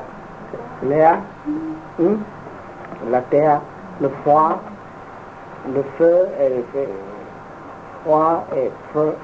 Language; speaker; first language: French; non-native, fluent; Vietnamese